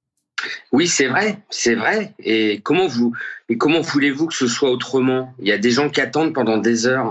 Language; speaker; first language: French; native; French